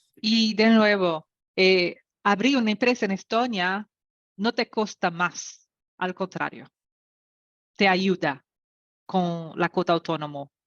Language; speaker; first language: Spanish; non-native, learner; Portuguese